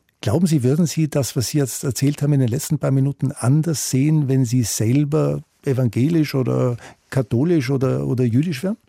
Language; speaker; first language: German; native; German